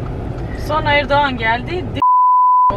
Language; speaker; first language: Turkish; non-native, learner; Albanian